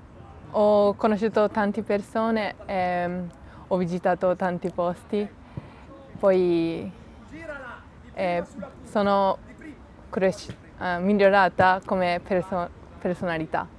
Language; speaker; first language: Italian; non-native, learner; Japanese